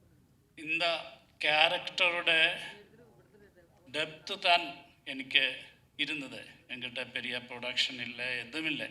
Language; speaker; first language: Tamil; non-native, learner; Malayalam